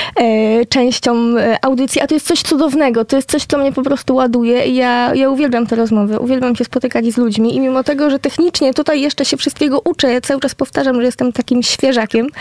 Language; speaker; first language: Polish; native; Polish